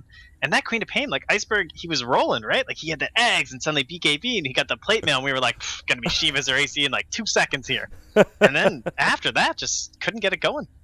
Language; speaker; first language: English; native; English